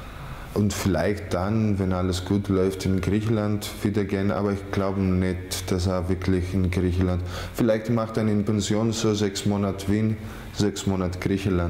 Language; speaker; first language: German; non-native, fluent; Greek